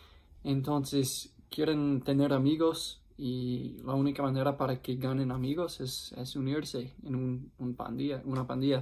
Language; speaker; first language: Spanish; non-native, fluent; English